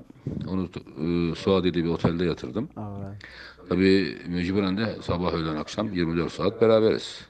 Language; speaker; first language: Turkish; native; Turkish